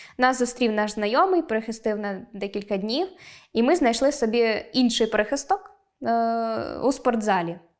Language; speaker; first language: Ukrainian; non-native, local second language; Russian